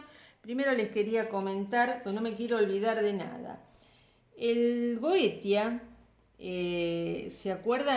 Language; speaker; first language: Spanish; native; Spanish